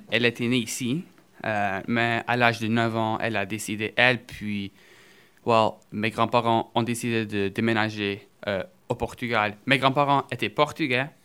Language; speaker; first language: French; early bilingual, other home language; Portuguese